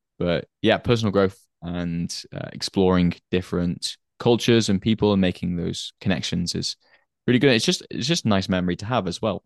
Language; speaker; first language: English; native; English